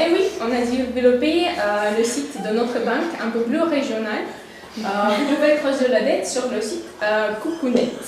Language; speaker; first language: French; non-native, learner; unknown